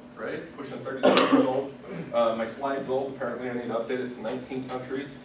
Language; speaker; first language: English; native; English